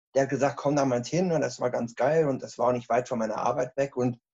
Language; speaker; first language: German; native; German